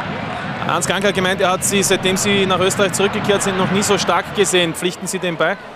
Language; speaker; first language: German; native; German